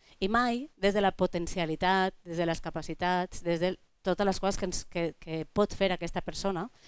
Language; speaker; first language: Catalan; non-native, local second language; Spanish